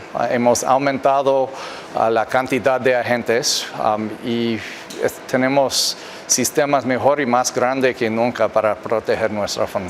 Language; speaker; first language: Spanish; non-native, fluent; English